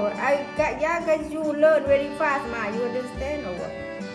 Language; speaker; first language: English; non-native, learner; Thai